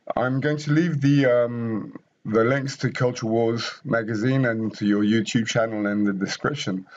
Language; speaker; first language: English; non-native, fluent; French